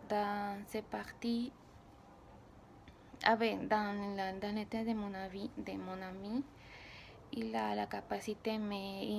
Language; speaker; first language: French; non-native, learner; Spanish